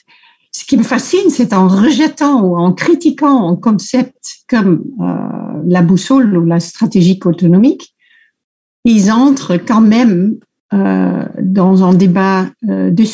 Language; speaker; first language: French; non-native, fluent; Dutch